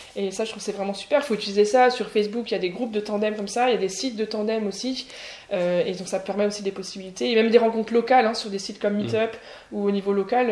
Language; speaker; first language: French; native; French